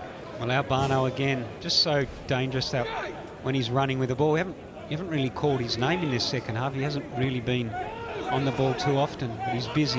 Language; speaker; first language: English; native; English